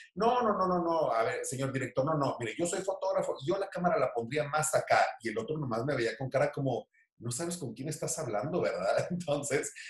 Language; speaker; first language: Spanish; native; Spanish